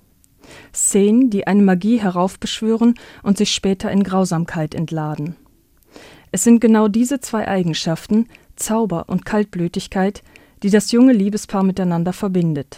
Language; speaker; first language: German; native; German